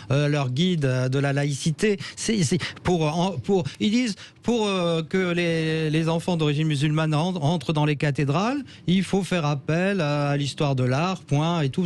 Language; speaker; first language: French; native; French